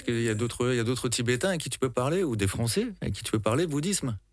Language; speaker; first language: French; native; French